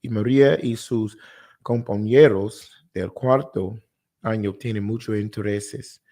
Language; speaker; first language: Spanish; non-native, learner; English